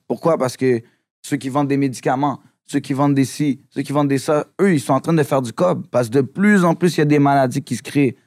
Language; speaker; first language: French; native; French